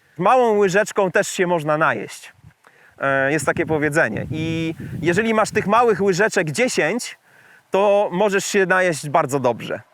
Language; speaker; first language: Polish; native; Polish